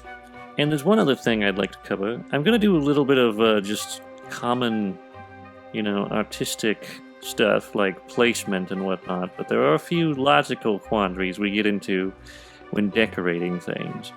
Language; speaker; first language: English; native; English